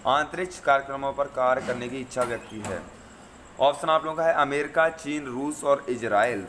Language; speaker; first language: Hindi; native; Hindi